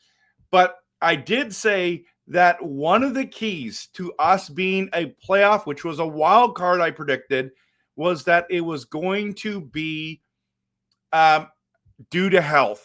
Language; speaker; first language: English; native; English